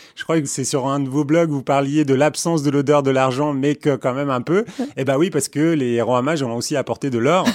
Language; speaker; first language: French; early bilingual, other home language; Armenian